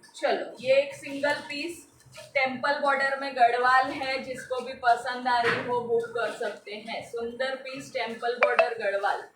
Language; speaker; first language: Hindi; non-native, local second language; Marathi